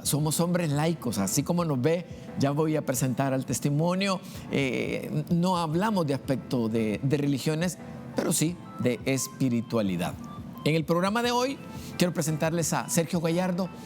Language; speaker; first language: Spanish; native; Spanish